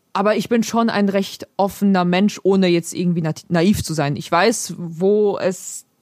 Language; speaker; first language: German; early bilingual, other home language; Polish